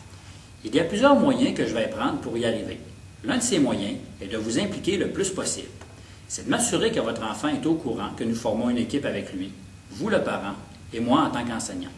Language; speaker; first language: French; native; French